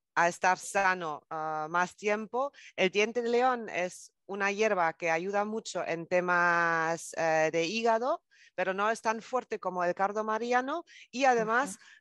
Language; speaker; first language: Spanish; non-native, fluent; German